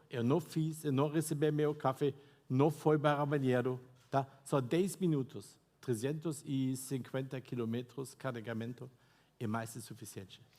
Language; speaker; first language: Portuguese; non-native, fluent; German